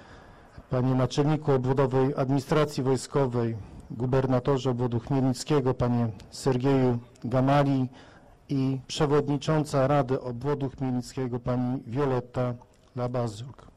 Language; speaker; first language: Polish; native; Polish